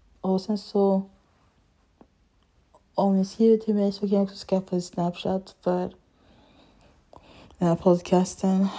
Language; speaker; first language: Swedish; early bilingual, other home language; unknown